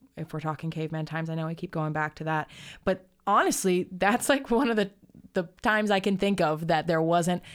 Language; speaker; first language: English; native; English